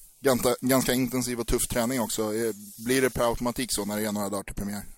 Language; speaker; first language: Swedish; native; Swedish